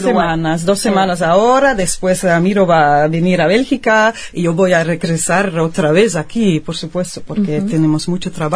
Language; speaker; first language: Spanish; non-native, fluent; Dutch